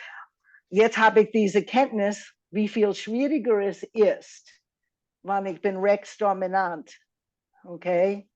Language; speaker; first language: German; non-native, fluent; English